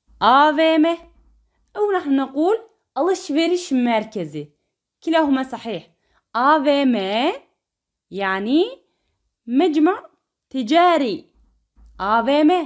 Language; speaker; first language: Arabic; non-native, fluent; Turkish